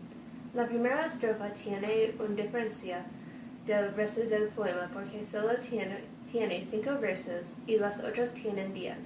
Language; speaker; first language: Spanish; non-native, learner; English